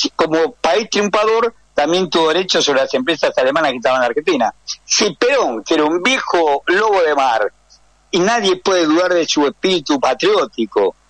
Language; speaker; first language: Spanish; native; Spanish